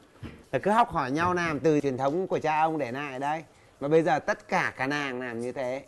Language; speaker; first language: Vietnamese; native; Vietnamese